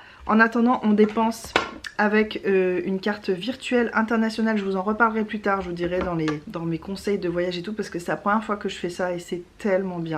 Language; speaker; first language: French; native; French